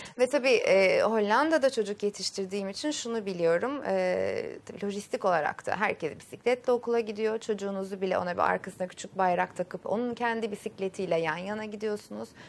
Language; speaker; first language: Turkish; native; Turkish